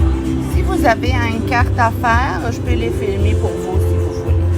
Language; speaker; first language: French; non-native, fluent; Arabic